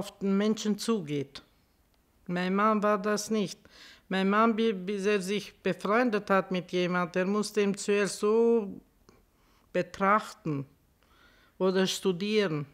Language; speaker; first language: German; non-native, fluent; Romanian